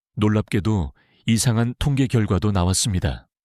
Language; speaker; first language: Korean; non-native, fluent; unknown